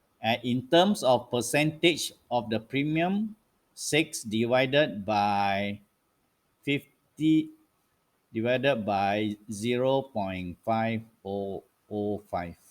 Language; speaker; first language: English; non-native, local second language; Malay